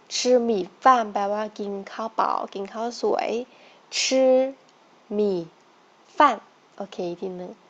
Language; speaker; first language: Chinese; non-native, fluent; Thai